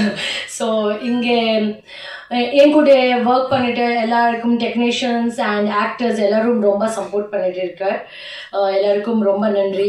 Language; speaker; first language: Tamil; non-native, learner; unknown